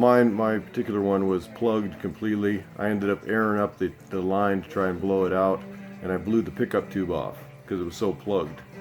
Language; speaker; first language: English; native; English